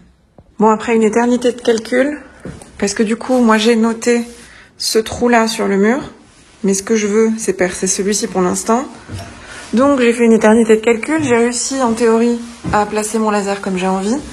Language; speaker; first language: French; native; French